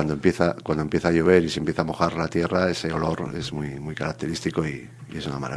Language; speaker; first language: Spanish; native; Spanish